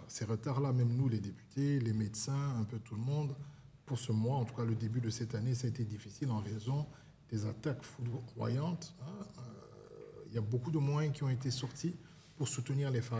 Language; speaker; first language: French; non-native, local second language; Lingala